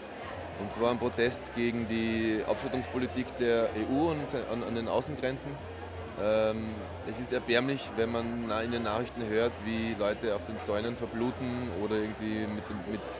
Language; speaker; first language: German; native; German